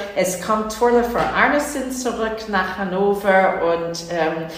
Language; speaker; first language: German; non-native, fluent; English